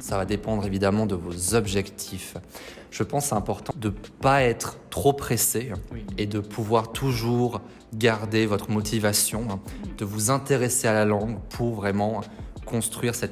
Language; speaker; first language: French; native; French